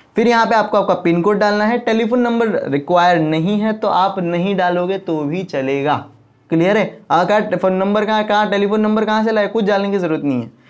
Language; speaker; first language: Hindi; non-native, local second language; Marwari